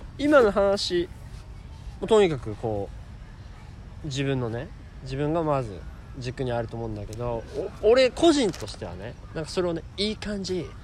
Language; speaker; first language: Japanese; native; Japanese